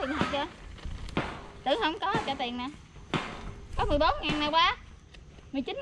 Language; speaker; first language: Vietnamese; native; Vietnamese